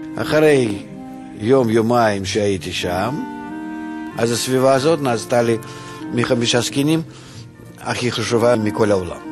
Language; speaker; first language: Hebrew; non-native, fluent; Russian